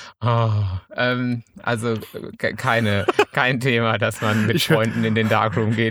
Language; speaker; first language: German; native; German